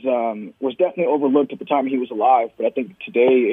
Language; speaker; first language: English; native; English